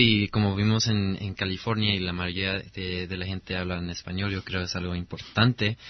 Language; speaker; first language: Spanish; early bilingual, heritage; Spanish